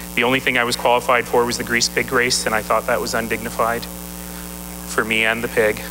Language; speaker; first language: English; native; English